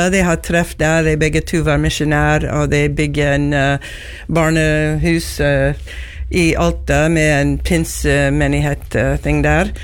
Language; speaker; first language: Norwegian; non-native, learner; English